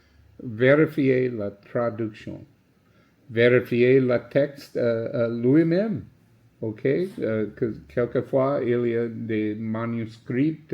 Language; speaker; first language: French; non-native, learner; English